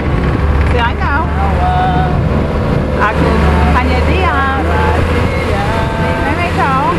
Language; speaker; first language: Indonesian; non-native, learner; English